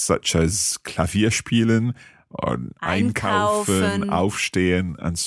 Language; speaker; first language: German; non-native, learner; English